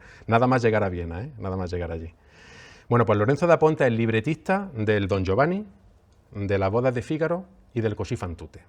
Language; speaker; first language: Spanish; native; Spanish